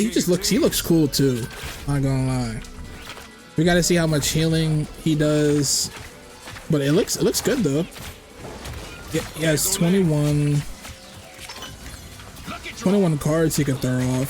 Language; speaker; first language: English; native; English